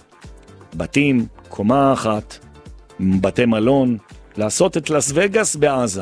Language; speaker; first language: Hebrew; native; Hebrew